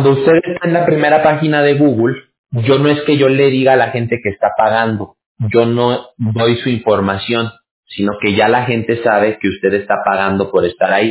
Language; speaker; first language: Spanish; native; Spanish